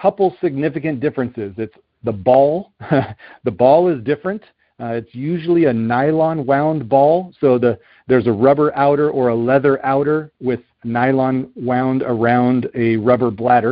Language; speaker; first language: English; native; English